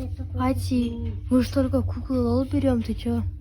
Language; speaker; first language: Russian; non-native, local second language; Kazakh